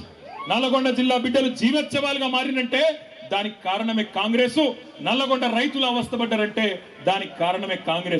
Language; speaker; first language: Telugu; native; Telugu